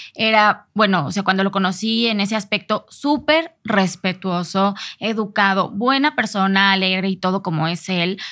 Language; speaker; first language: Spanish; native; Spanish